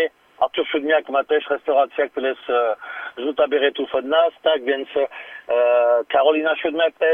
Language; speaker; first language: Polish; non-native, learner; French